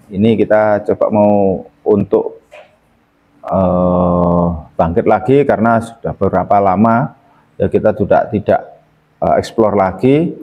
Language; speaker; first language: Indonesian; native; Indonesian